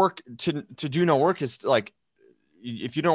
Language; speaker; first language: English; native; English